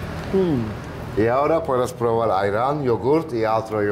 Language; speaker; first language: Spanish; non-native, learner; Turkish